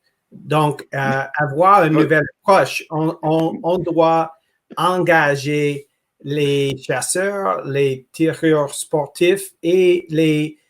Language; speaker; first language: French; non-native, local second language; English